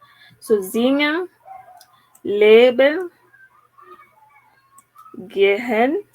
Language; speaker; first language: German; non-native, fluent; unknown